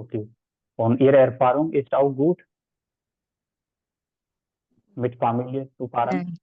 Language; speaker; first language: German; non-native, fluent; Hindi